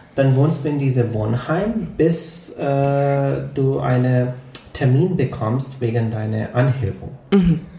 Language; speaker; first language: German; non-native, fluent; Punjabi